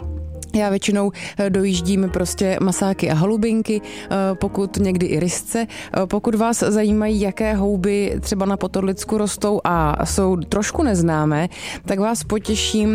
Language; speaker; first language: Czech; native; Czech